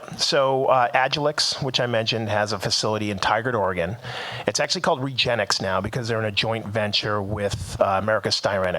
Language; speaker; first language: English; native; English